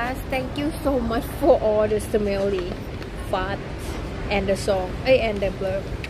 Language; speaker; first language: English; non-native, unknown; Thai